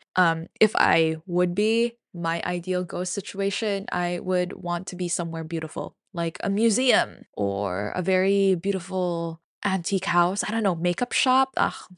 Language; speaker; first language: English; non-native, local second language; Filipino